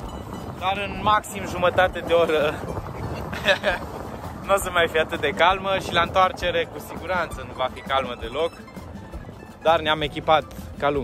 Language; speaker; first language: Romanian; native; Romanian